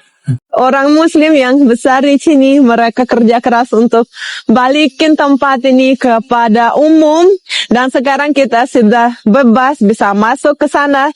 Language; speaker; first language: Indonesian; non-native, fluent; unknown